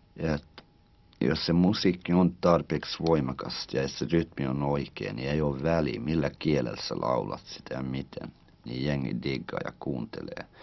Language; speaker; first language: Finnish; early bilingual, heritage; Finnish